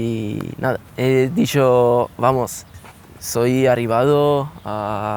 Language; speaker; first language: Spanish; non-native, learner; Italian